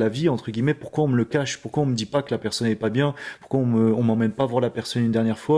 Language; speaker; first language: French; native; French